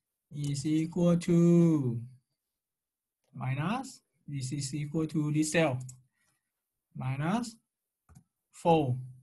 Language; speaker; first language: English; non-native, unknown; Thai